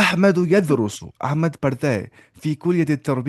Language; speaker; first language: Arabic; non-native, fluent; Urdu